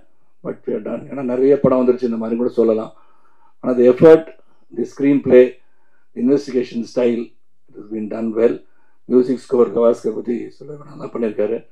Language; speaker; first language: Tamil; native; Tamil